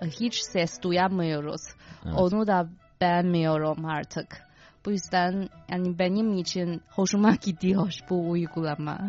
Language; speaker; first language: Turkish; non-native, fluent; Chinese